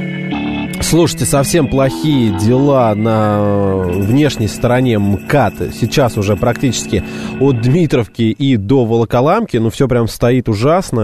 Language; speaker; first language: Russian; native; Russian